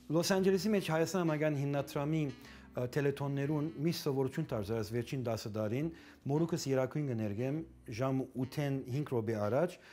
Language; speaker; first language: Armenian; early bilingual, heritage; Armenian